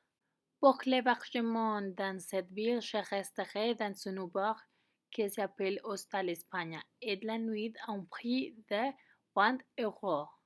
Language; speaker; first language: French; non-native, learner; Spanish